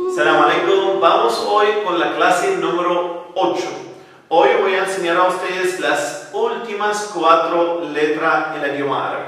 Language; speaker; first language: Spanish; non-native, fluent; Arabic